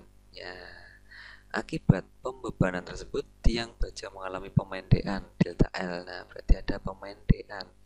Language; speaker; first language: Indonesian; native; Indonesian